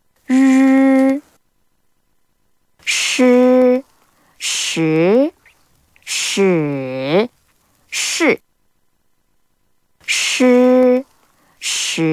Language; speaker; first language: Chinese; non-native, learner; Korean